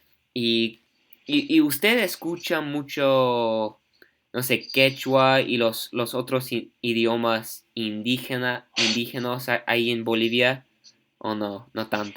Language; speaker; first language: Spanish; non-native, fluent; English